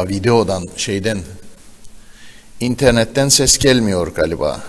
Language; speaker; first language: Turkish; native; Turkish